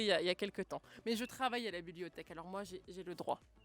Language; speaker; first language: French; native; French